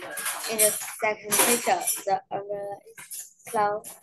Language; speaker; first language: English; non-native, learner; Vietnamese